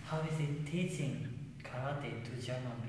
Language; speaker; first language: English; non-native, learner; Japanese